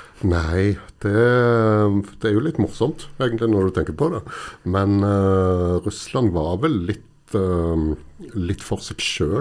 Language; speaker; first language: Norwegian; native; Norwegian